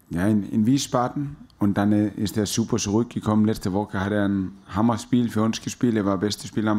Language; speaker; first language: German; non-native, fluent; Danish